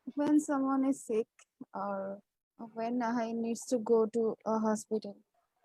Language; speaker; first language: English; non-native, learner; Bangla